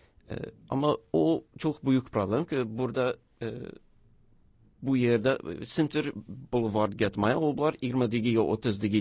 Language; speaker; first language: Turkish; non-native, learner; English